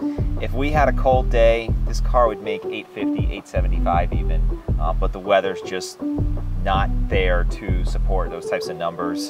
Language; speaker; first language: English; native; English